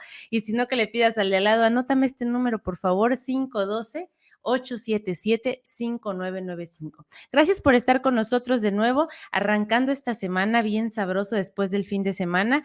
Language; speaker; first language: Spanish; native; Spanish